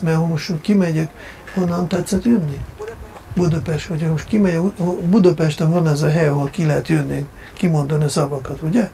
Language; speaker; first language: Hungarian; non-native, fluent; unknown